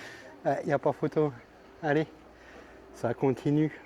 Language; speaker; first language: French; native; French